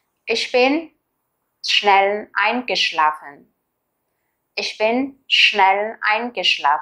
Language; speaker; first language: German; non-native, fluent; Vietnamese